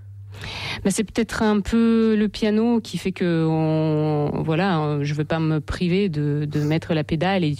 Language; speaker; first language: French; non-native, fluent; Russian